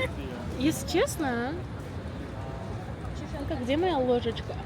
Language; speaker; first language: Russian; non-native, local second language; Uzbek